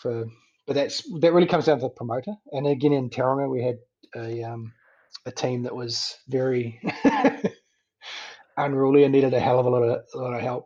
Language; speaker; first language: English; native; English